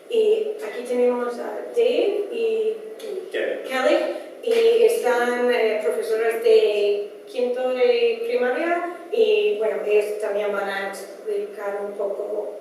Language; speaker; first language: Spanish; non-native, fluent; Dutch